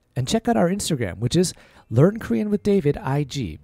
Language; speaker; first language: English; native; English